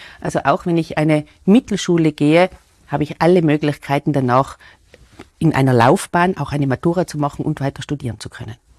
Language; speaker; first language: German; native; German